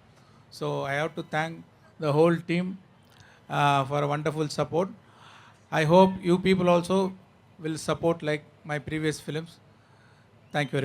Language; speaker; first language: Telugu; non-native, learner; Tamil